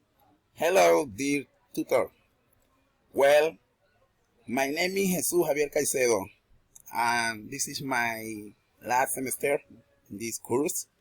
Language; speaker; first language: English; non-native, learner; Spanish